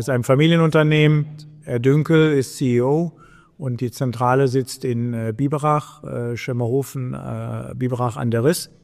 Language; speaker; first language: German; native; German